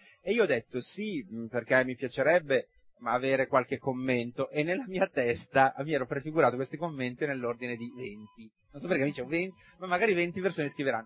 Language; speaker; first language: Italian; native; Italian